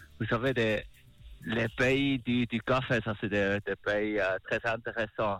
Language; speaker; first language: French; non-native, learner; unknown